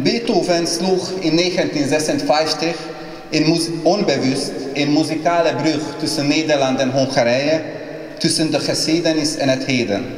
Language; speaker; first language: Dutch; non-native, fluent; Hungarian